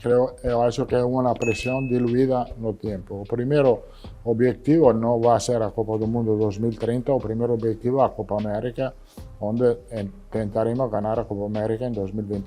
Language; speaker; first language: Portuguese; non-native, learner; Italian